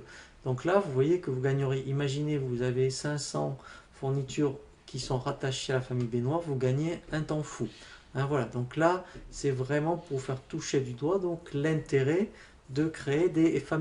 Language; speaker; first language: French; native; French